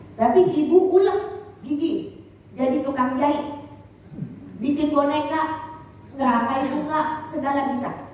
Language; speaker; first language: Indonesian; native; Indonesian